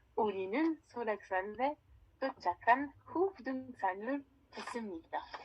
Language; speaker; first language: Korean; non-native, learner; French